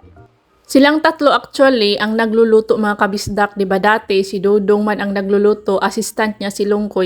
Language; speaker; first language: Filipino; non-native, local second language; Cebuano